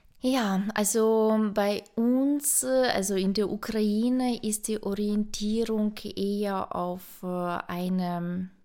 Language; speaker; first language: German; non-native, fluent; Ukrainian